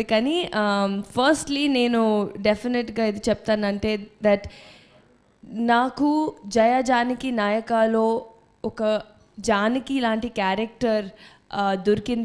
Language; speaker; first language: Telugu; non-native, fluent; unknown